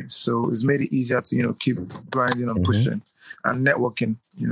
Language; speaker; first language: English; non-native, local second language; Igbo